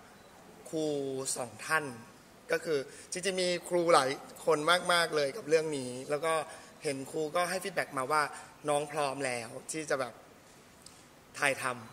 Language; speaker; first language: Thai; native; Thai